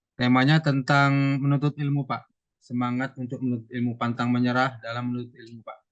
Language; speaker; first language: Indonesian; non-native, local second language; Javanese